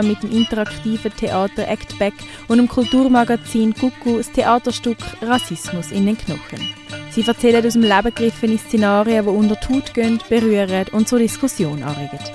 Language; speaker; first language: German; native; German